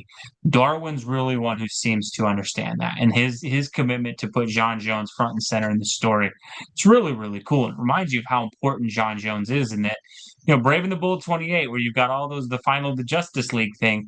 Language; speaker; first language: English; native; English